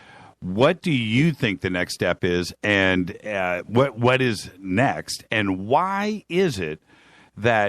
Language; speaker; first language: English; native; English